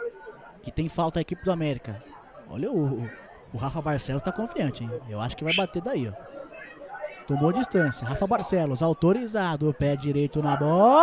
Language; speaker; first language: Portuguese; native; Portuguese